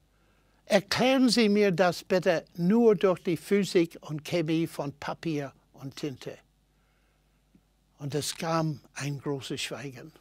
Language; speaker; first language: German; non-native, fluent; English